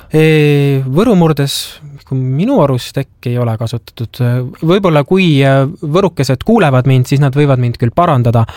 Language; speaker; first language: Estonian; native; Estonian